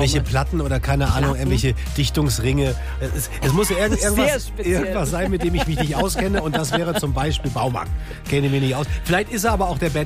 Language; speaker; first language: German; native; German